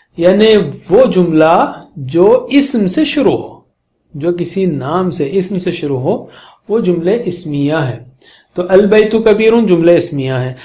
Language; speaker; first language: Urdu; native; Urdu